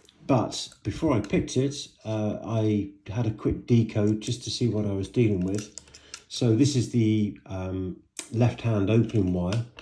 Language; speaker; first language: English; native; English